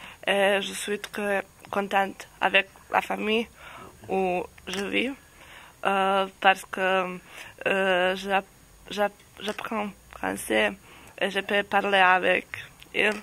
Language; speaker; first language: French; non-native, learner; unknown